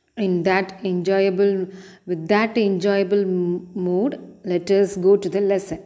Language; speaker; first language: English; non-native, local second language; Tamil